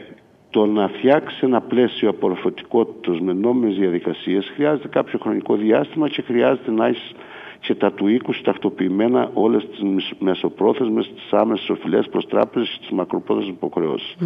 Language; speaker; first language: Greek; native; Greek